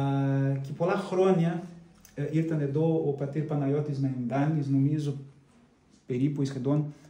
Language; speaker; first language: Greek; non-native, fluent; Portuguese